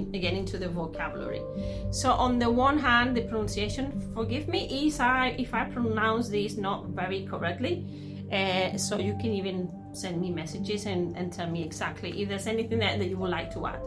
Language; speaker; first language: English; non-native, fluent; Spanish